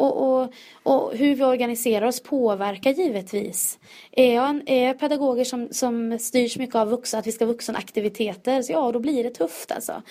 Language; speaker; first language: Swedish; native; Swedish